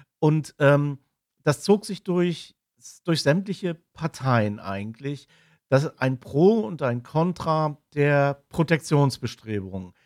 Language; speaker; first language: German; native; German